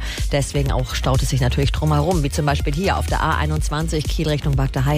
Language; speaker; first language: German; native; German